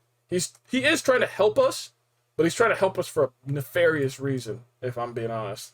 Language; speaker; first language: English; native; English